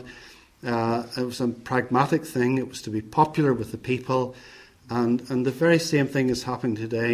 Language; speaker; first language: English; native; English